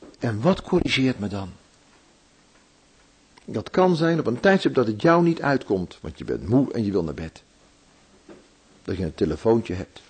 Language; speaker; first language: Dutch; native; Dutch